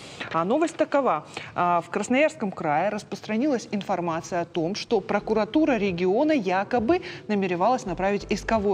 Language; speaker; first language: Russian; native; Russian